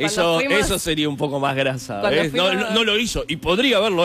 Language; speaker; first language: Spanish; native; Spanish